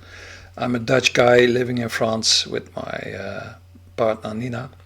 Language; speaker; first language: English; non-native, fluent; Dutch